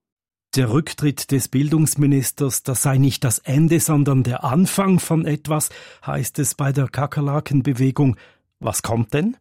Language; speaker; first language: German; native; German